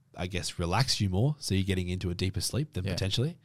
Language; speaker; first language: English; native; English